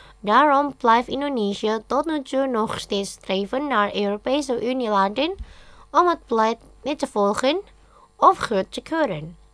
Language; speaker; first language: Dutch; non-native, fluent; Indonesian